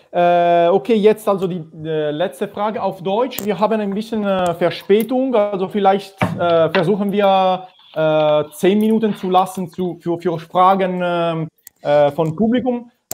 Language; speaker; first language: German; non-native, learner; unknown